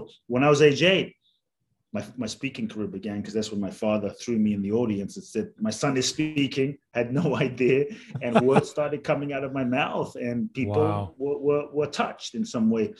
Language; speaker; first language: English; native; English